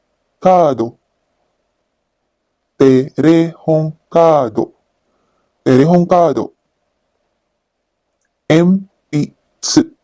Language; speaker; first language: Japanese; non-native, learner; Filipino